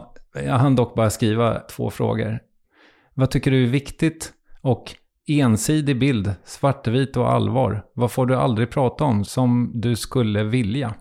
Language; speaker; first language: Swedish; native; Swedish